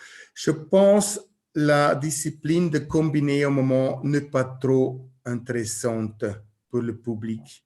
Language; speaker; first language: French; non-native, learner; German